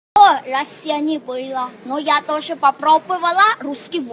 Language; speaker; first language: Russian; non-native, learner; Thai